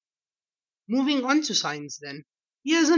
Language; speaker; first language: English; native; English